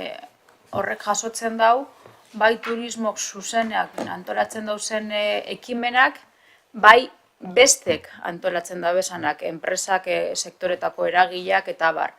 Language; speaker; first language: Basque; native; Basque